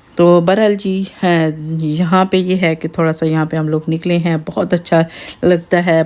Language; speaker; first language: Urdu; non-native, local second language; Pahari-Potwari